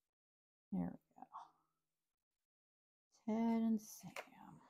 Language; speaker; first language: English; native; English